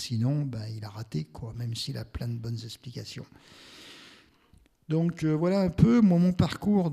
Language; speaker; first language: French; native; French